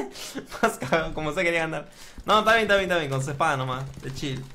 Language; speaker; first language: Spanish; native; Spanish